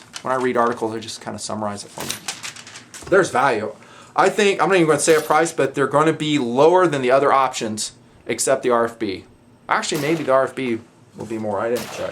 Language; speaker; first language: English; native; English